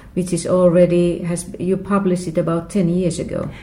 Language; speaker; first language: English; non-native, fluent; Finnish